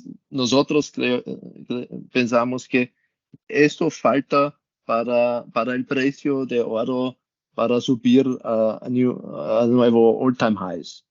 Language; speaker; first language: Spanish; non-native, learner; German